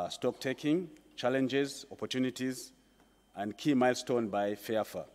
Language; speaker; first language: English; non-native, local second language; Swahili